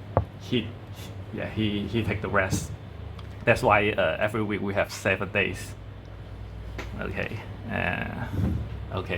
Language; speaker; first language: English; non-native, fluent; Chinese